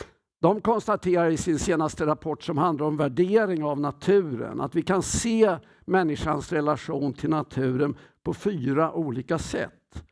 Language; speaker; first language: Swedish; native; Swedish